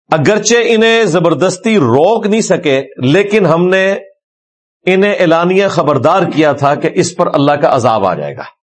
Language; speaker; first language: Urdu; non-native, local second language; Punjabi